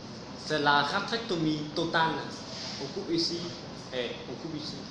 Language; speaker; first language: French; non-native, fluent; Vietnamese